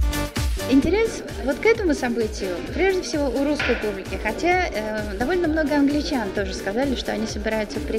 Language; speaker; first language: Russian; native; Russian